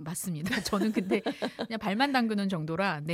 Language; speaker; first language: Korean; native; Korean